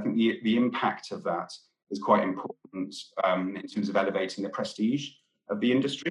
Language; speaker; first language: English; native; English